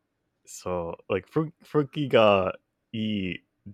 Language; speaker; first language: Japanese; non-native, learner; English